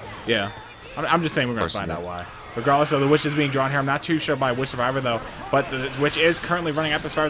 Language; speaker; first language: English; native; English